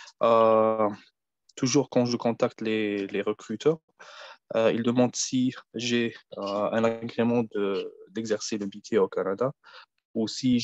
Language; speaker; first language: French; non-native, fluent; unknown